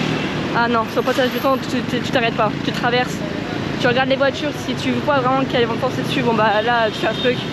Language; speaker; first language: French; native; French